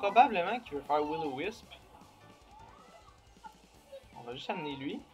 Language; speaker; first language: French; native; French